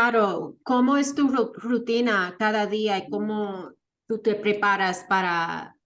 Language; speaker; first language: Spanish; early bilingual, heritage; Spanish